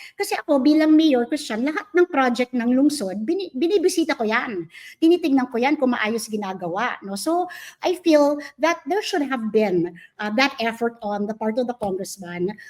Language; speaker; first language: Filipino; native; Filipino